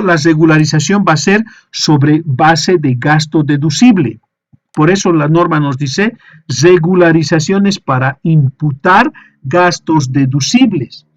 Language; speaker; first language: Spanish; native; Spanish